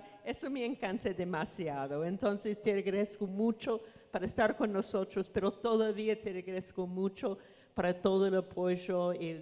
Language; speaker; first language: Spanish; non-native, fluent; English